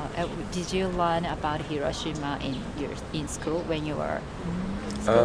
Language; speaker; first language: English; non-native, learner; Japanese